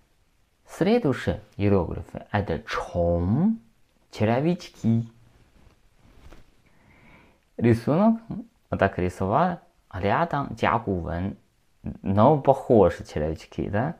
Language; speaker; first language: Russian; non-native, learner; Chinese